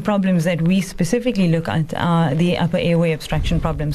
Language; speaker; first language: English; native; English